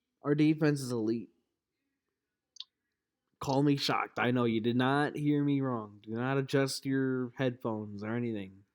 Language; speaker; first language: English; native; English